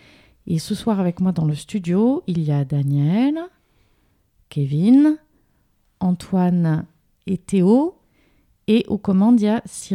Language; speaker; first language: French; native; French